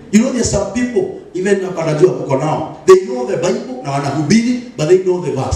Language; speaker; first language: English; non-native, local second language; Swahili